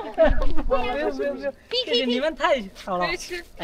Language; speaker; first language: Chinese; non-native, fluent; Bangla